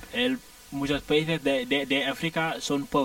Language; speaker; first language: Spanish; non-native, learner; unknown